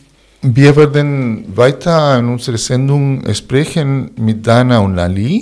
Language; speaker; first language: German; non-native, fluent; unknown